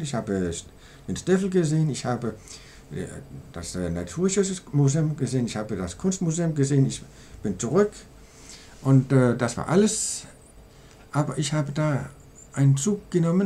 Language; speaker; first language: German; non-native, learner; Danish